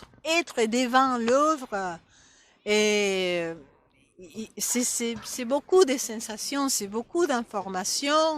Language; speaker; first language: French; non-native, fluent; Spanish